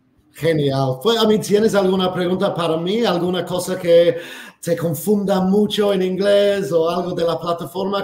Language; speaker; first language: Spanish; non-native, fluent; English